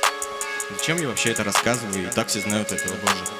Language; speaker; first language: Russian; native; Russian